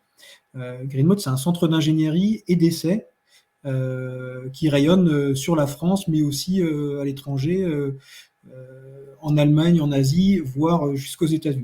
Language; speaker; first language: French; native; French